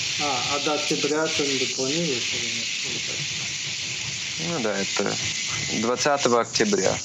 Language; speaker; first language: Russian; early bilingual, heritage; Russian